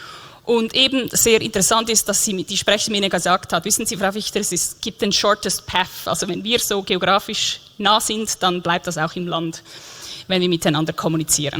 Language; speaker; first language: German; native; German